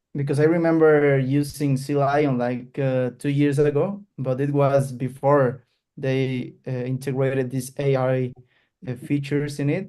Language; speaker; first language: English; non-native, fluent; Spanish